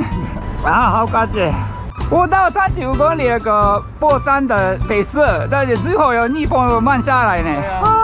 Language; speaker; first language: Chinese; non-native, learner; Japanese